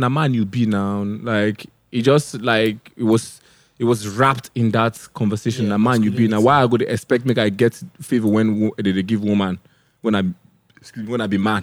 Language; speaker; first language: English; non-native, local second language; Igbo